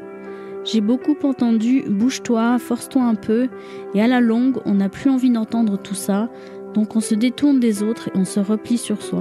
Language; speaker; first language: French; native; French